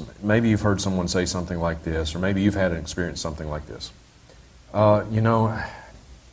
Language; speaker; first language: English; native; English